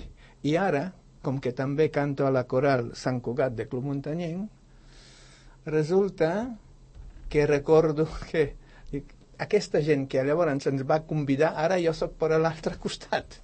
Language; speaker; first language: Catalan; non-native, fluent; Polish